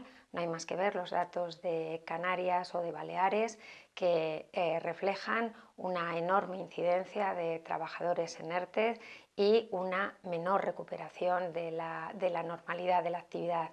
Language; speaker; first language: Spanish; native; Spanish